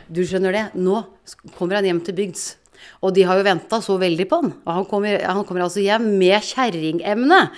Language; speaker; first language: Norwegian; native; Norwegian